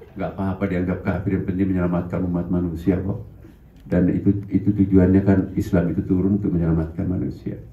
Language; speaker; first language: Indonesian; non-native, local second language; Buginese